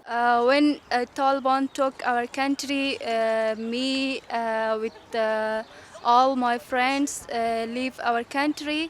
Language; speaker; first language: English; non-native, learner; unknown